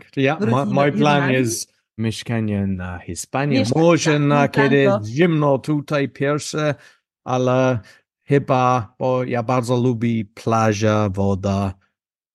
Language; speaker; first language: Polish; non-native, learner; English